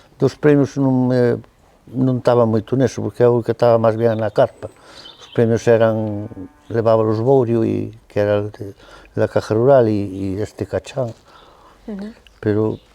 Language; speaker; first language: Galician; native; Galician